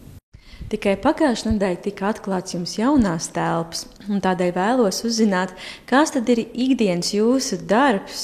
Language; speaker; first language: Latvian; native; Latvian